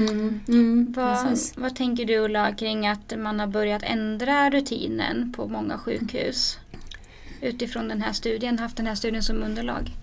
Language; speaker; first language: Swedish; native; Swedish